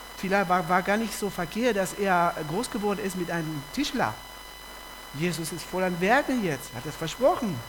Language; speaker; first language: German; non-native, fluent; Spanish